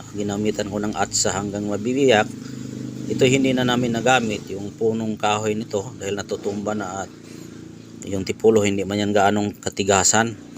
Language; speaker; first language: Filipino; non-native, local second language; Cebuano